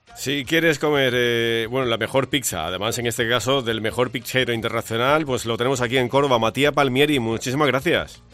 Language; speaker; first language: Spanish; native; Spanish